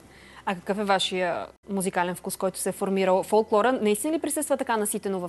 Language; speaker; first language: Bulgarian; native; Bulgarian